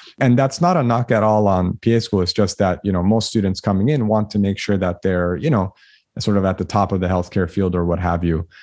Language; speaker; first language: English; early bilingual, other home language; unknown